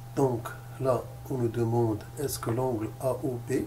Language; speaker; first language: French; non-native, local second language; Arabic